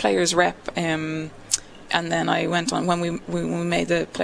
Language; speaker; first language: English; native; English